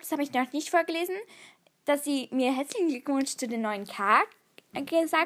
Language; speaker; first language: German; native; German